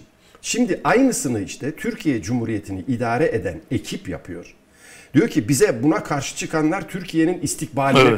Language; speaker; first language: Turkish; native; Turkish